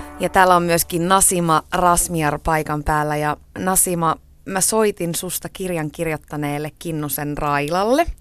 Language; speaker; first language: Finnish; native; Finnish